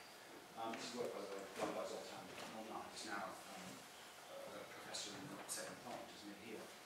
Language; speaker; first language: English; native; English